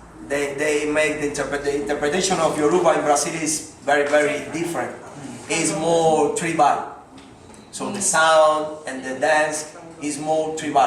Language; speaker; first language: English; non-native, learner; Spanish